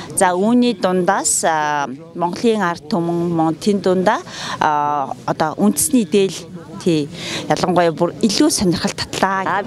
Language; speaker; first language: Mongolian; non-native, fluent; French